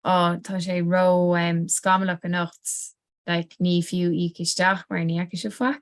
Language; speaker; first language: Irish; non-native, local second language; English